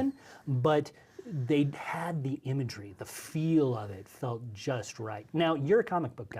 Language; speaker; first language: English; native; English